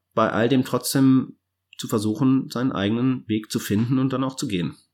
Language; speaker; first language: German; native; German